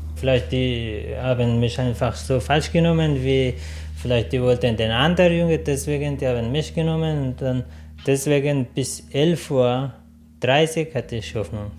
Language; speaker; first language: German; non-native, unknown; Persian